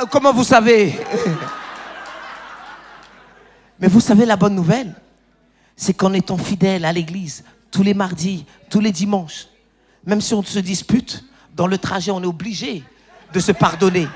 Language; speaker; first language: French; native; French